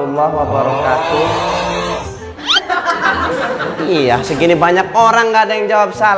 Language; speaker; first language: Indonesian; native; Indonesian